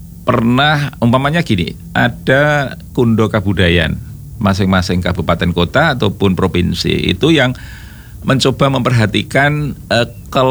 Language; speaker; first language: Indonesian; native; Indonesian